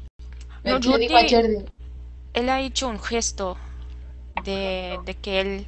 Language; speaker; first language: Spanish; non-native, learner; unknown